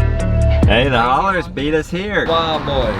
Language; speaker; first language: English; native; English